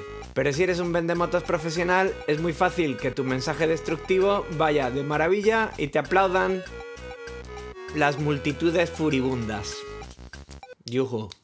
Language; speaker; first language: Spanish; native; Spanish